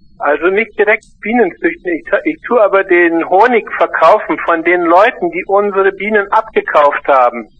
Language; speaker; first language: German; early bilingual, heritage; German